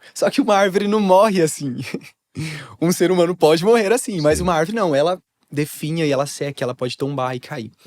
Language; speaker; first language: Portuguese; native; Portuguese